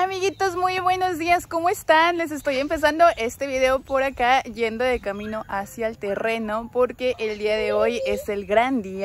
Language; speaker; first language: Spanish; native; Spanish